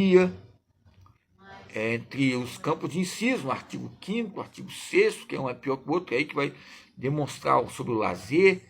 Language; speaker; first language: Portuguese; native; Portuguese